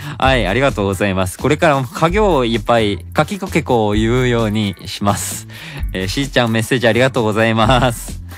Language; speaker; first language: Japanese; non-native, fluent; Korean